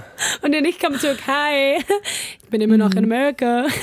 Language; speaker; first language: German; non-native, fluent; English